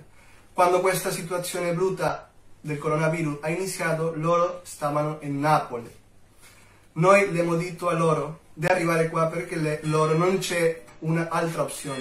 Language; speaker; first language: Italian; non-native, learner; Spanish